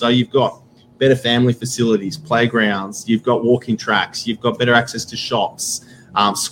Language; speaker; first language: English; native; English